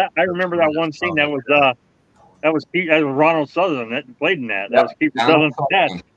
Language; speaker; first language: English; native; English